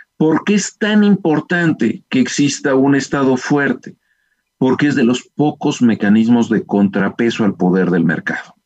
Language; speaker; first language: Spanish; native; Spanish